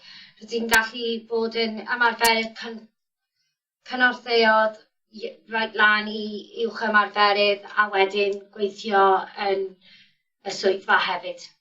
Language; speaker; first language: Welsh; non-native, local second language; English